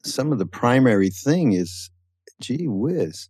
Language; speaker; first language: English; native; English